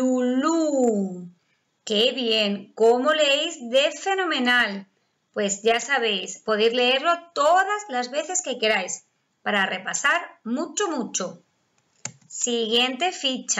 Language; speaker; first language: Spanish; native; Spanish